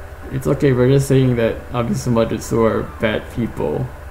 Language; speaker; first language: English; native; English